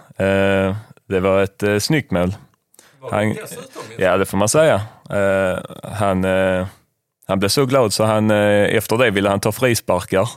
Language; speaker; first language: Swedish; native; Swedish